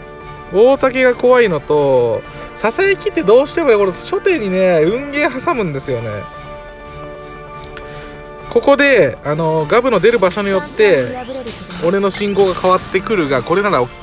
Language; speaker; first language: Japanese; native; Japanese